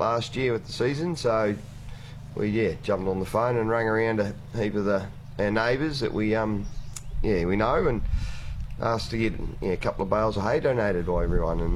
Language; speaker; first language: English; native; English